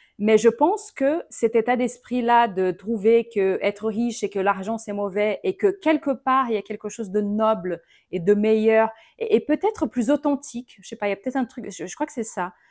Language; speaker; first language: French; non-native, fluent; Portuguese